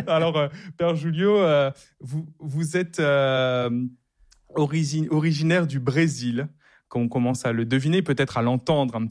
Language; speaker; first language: French; native; French